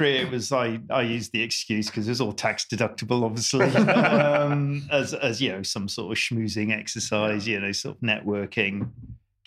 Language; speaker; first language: English; native; English